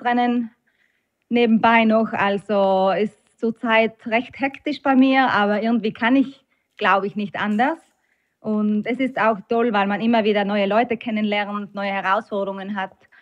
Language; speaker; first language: German; native; German